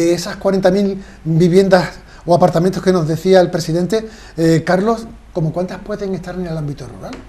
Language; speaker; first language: Spanish; native; Spanish